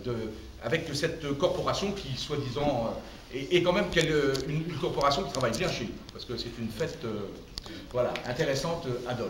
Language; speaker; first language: French; native; French